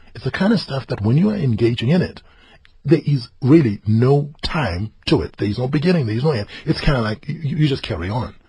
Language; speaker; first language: English; non-native, local second language; Zulu